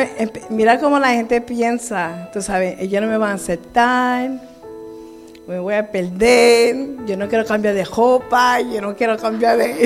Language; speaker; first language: Spanish; early bilingual, heritage; Spanish